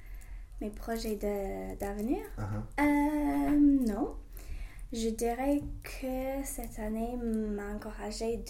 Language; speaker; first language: French; non-native, fluent; English